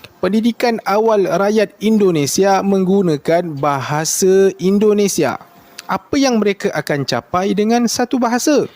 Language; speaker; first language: Malay; native; Malay